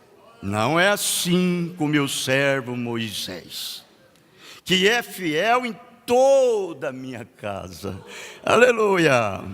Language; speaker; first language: Portuguese; native; Portuguese